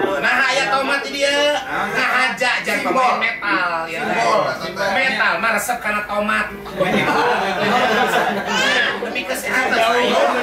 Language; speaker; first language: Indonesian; non-native, local second language; Sundanese